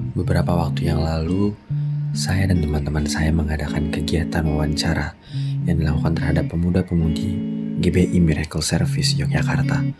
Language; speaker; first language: Indonesian; native; Indonesian